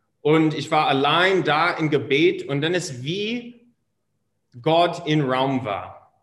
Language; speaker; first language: German; non-native, fluent; English